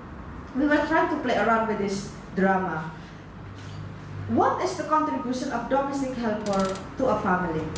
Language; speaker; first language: English; non-native, fluent; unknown